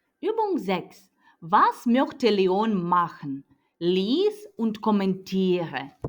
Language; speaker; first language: German; non-native, fluent; Ukrainian